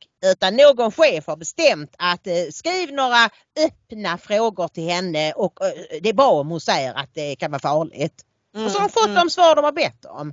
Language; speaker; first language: Swedish; native; Swedish